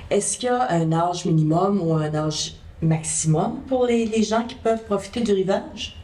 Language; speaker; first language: French; native; French